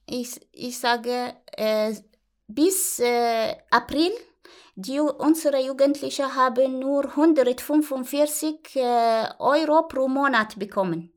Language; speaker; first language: German; non-native, learner; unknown